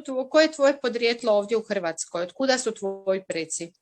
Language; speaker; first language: Croatian; native; Croatian